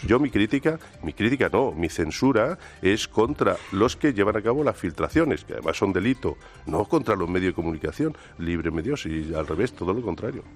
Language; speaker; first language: Spanish; native; Spanish